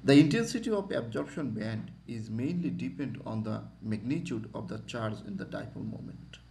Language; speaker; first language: English; non-native, local second language; Bangla